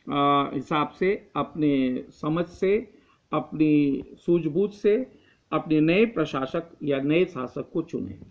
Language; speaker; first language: Hindi; native; Hindi